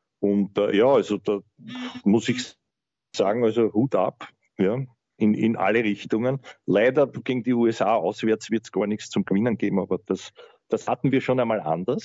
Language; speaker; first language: German; native; German